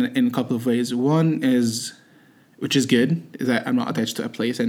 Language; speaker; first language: English; non-native, fluent; Arabic